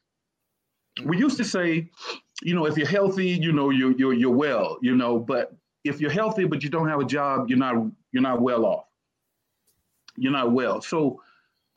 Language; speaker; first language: English; native; English